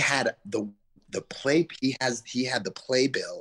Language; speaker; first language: English; native; English